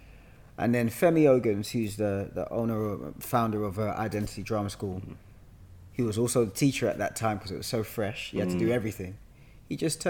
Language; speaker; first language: English; native; English